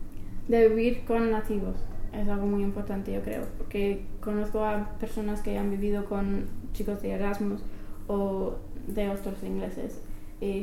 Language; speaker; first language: Spanish; non-native, learner; English